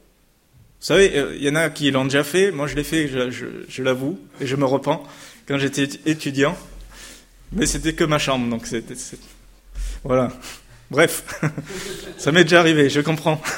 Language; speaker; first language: French; native; French